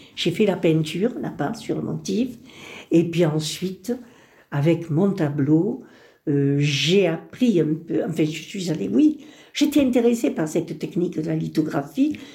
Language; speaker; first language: French; early bilingual, other home language; Spanish